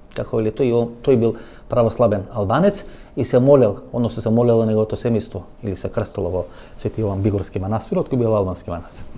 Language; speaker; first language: Macedonian; native; Macedonian